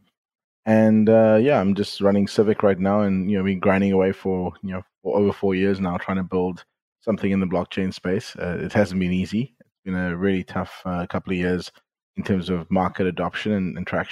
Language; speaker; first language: English; native; English